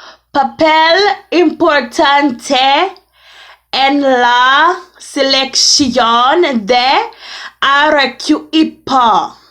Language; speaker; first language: Spanish; non-native, learner; English